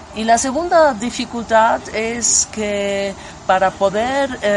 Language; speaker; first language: Spanish; non-native, fluent; German